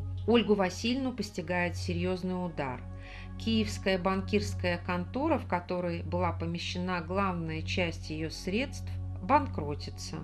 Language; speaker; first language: Russian; native; Russian